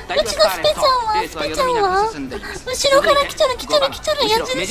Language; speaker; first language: Japanese; native; Japanese